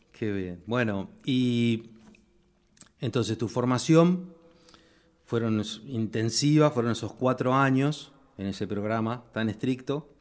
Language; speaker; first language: Spanish; native; Spanish